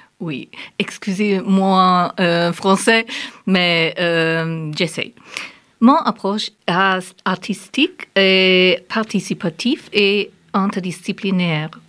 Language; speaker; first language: French; non-native, learner; German